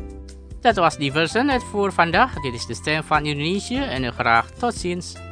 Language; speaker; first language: Dutch; non-native, learner; Indonesian